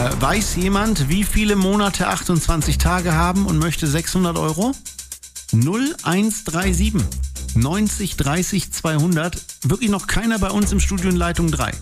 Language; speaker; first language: German; native; German